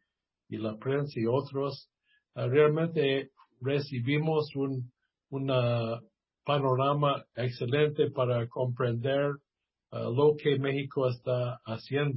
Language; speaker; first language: Spanish; non-native, fluent; English